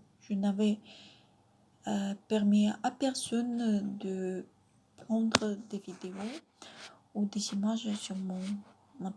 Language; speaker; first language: French; non-native, fluent; Russian